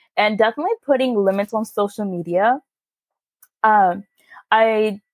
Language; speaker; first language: English; early bilingual, other home language; Hindi